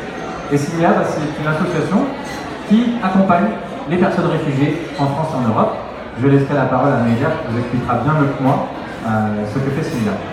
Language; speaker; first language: French; native; French